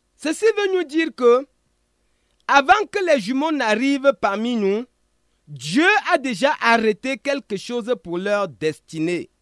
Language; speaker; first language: French; non-native, local second language; Ghomala